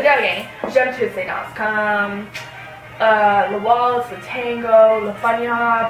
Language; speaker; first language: French; non-native, learner; English